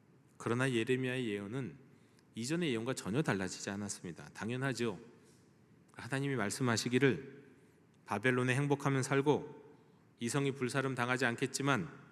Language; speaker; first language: Korean; native; Korean